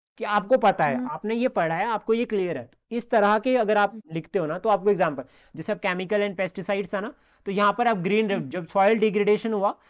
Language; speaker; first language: Hindi; native; Hindi